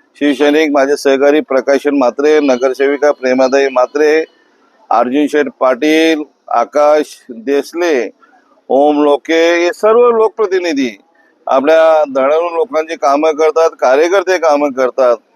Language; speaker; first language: Marathi; native; Marathi